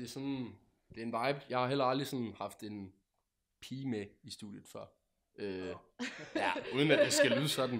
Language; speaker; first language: Danish; native; Danish